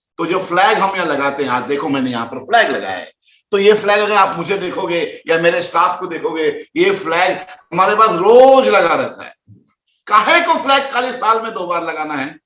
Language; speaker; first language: Hindi; non-native, local second language; Konkani